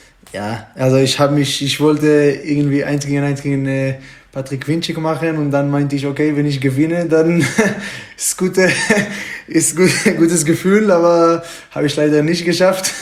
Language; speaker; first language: German; non-native, fluent; Hebrew